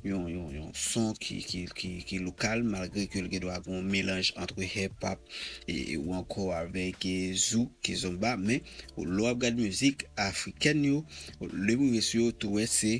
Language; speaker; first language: Haitian Creole; native; Haitian Creole